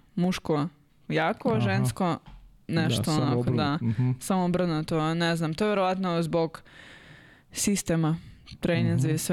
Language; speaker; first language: Serbian; non-native, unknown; Russian